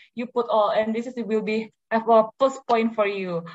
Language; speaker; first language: English; non-native, learner; Indonesian